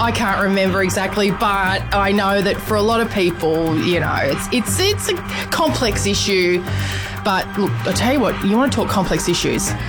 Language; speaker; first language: English; native; English